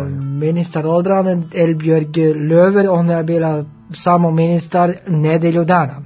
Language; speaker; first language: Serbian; non-native, learner; Norwegian